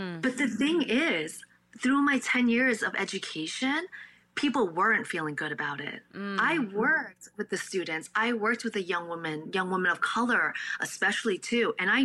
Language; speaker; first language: English; early bilingual, other home language; Cantonese